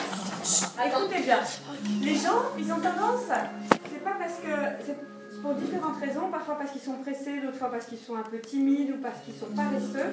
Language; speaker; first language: French; native; French